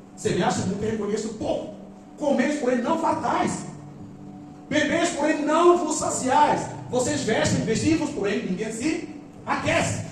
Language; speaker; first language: Portuguese; non-native, local second language; Upper Guinea Crioulo